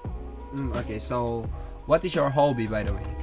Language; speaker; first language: English; non-native, learner; Indonesian